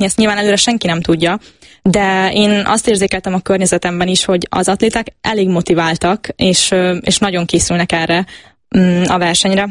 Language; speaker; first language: Hungarian; native; Hungarian